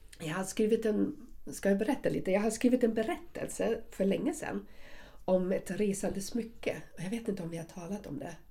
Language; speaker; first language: Swedish; non-native, fluent; German